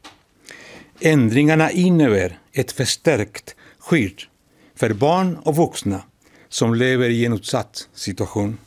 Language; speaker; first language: Swedish; non-native, fluent; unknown